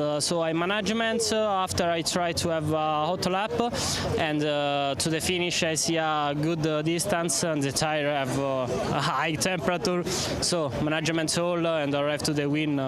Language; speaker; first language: English; non-native, learner; Italian